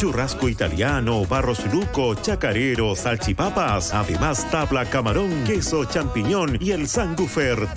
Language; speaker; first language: Spanish; native; Spanish